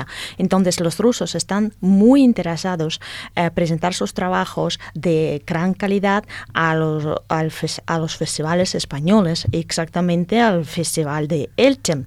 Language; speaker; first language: Spanish; non-native, fluent; Russian